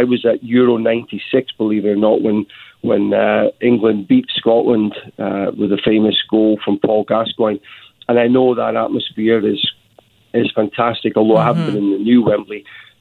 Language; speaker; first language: English; native; English